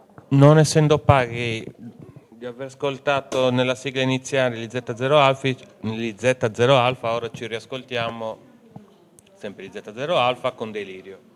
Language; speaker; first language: Italian; native; Italian